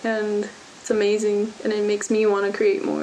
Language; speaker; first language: English; native; English